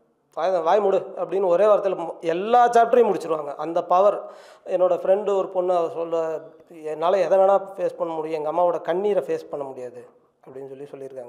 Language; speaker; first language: Tamil; native; Tamil